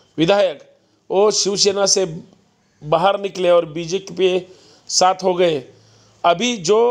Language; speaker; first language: Hindi; non-native, local second language; Marathi